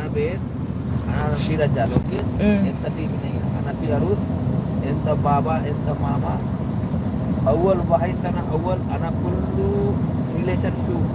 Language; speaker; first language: Arabic; non-native, learner; Hindi